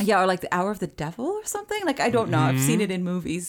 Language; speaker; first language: English; early bilingual, other home language; Japanese